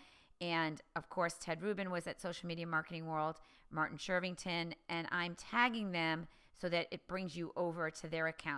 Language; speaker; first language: English; native; English